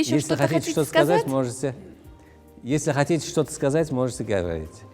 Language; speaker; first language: Russian; non-native, local second language; Uzbek